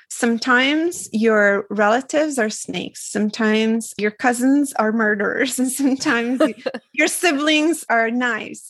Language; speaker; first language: English; non-native, fluent; Italian